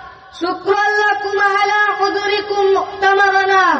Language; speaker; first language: Arabic; non-native, learner; Bangla